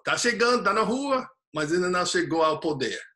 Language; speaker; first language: Portuguese; non-native, fluent; English